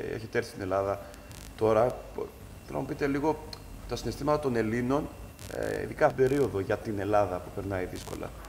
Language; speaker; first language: Greek; native; Greek